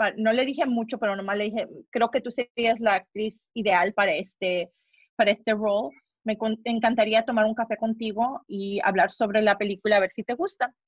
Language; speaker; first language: Spanish; early bilingual, heritage; Spanish